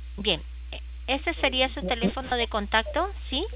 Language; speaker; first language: Spanish; native; Spanish